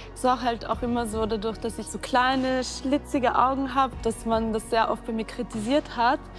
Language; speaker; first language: German; native; German